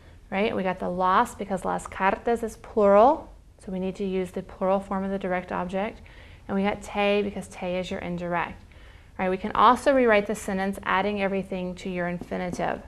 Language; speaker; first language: English; native; English